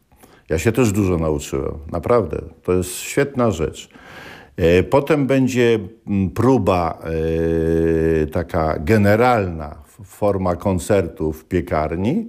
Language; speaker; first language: Polish; native; Polish